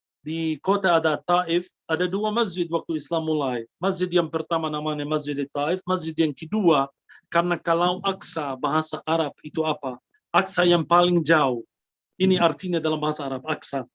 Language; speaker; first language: Indonesian; non-native, fluent; Arabic